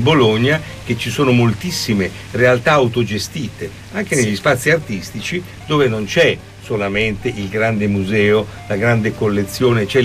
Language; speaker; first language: Italian; native; Italian